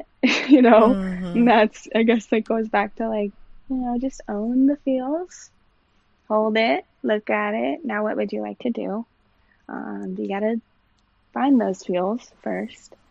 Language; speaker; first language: English; native; English